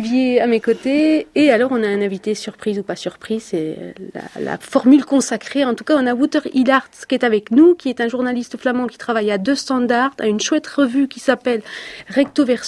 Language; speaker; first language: French; native; French